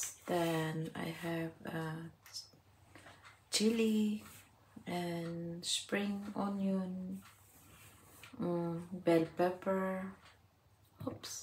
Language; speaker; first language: English; non-native, learner; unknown